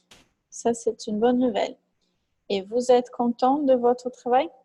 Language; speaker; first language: French; non-native, fluent; Portuguese